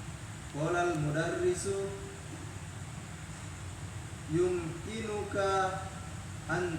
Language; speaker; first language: Arabic; non-native, learner; Indonesian